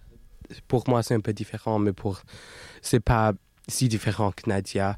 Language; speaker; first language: French; non-native, local second language; English